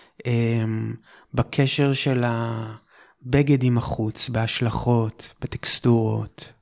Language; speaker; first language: Hebrew; native; Hebrew